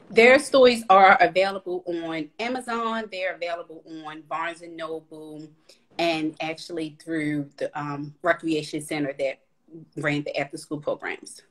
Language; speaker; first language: English; native; English